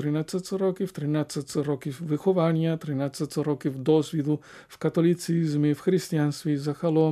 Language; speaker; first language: Ukrainian; non-native, fluent; Spanish